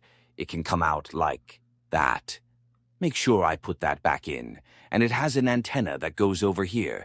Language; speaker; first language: English; native; English